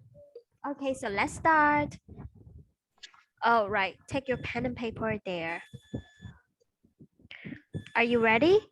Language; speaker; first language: English; non-native, fluent; Vietnamese